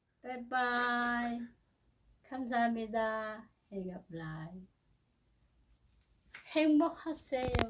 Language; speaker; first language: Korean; non-native, learner; Vietnamese